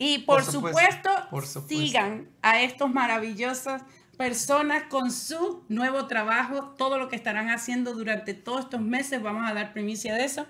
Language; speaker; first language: Spanish; native; Spanish